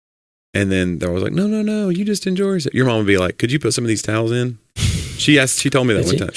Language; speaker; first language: English; native; English